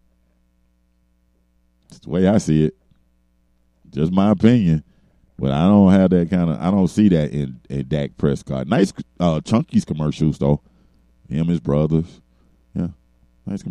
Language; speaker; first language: English; native; English